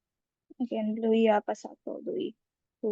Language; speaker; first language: Italian; non-native, learner; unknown